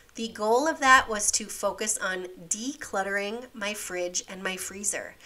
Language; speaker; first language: English; native; English